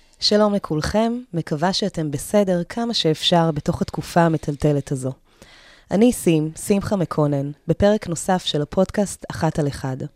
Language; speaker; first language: Hebrew; early bilingual, other home language; Amharic